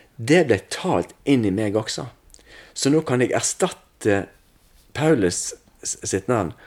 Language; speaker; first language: Norwegian; native; Norwegian